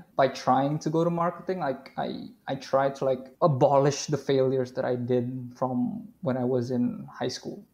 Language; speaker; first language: English; non-native, fluent; Indonesian